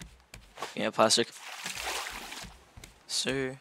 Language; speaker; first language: English; native; English